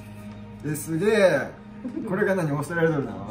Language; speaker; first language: Japanese; native; Japanese